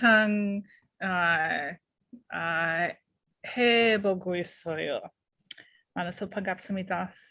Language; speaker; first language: Korean; non-native, learner; English